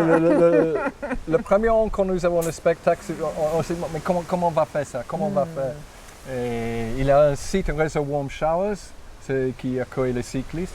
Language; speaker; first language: French; non-native, fluent; English